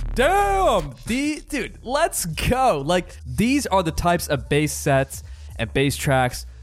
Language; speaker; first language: English; early bilingual, other home language; Hindi